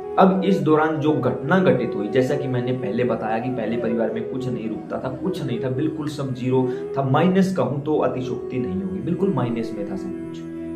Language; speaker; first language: Hindi; native; Hindi